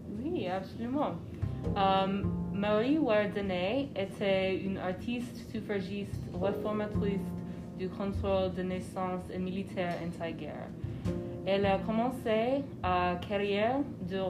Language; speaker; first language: French; non-native, learner; English